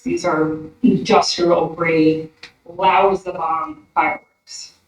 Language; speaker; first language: English; native; English